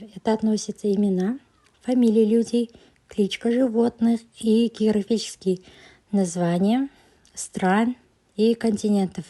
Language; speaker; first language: Russian; non-native, local second language; Kazakh